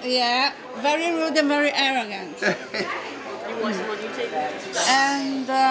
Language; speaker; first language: English; non-native, fluent; Italian